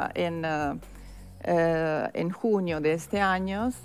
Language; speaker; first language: Spanish; non-native, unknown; Italian